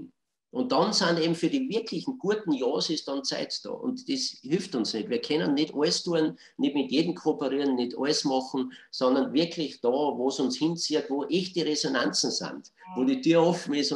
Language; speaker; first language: German; native; German